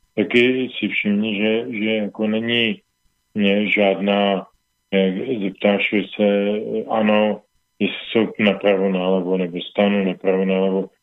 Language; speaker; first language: Czech; native; Czech